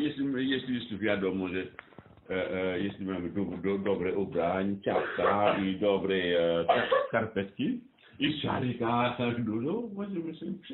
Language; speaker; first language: Polish; non-native, learner; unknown